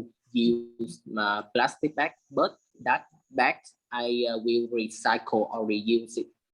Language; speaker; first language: English; non-native, learner; Vietnamese